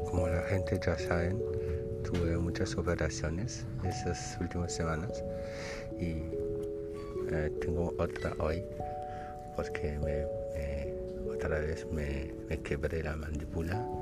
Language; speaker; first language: Spanish; non-native, learner; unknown